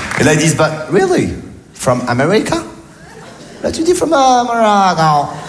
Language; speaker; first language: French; native; French